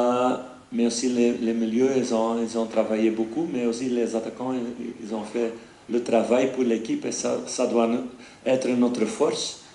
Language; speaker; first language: French; non-native, fluent; Dutch